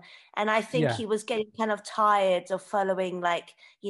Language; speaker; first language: English; native; English